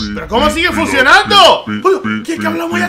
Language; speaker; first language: Spanish; native; Spanish